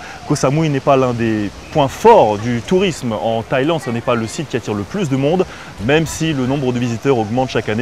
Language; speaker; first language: French; native; French